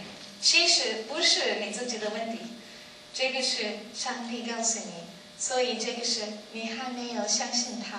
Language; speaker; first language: Chinese; non-native, learner; English